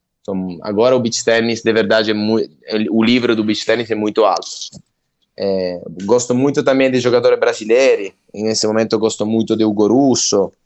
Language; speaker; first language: Portuguese; non-native, learner; Italian